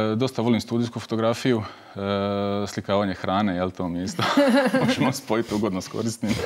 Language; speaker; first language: Croatian; native; Croatian